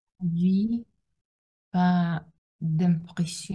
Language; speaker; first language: French; non-native, learner; Russian